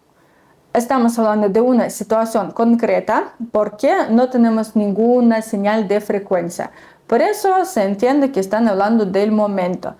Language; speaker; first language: Spanish; non-native, fluent; Russian